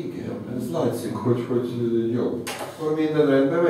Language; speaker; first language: Hungarian; non-native, learner; Russian